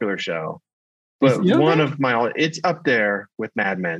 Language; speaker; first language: English; native; English